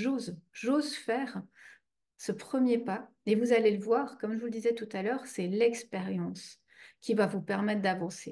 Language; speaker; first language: French; native; French